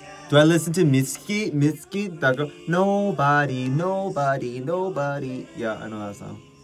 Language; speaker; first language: English; early bilingual, other home language; Korean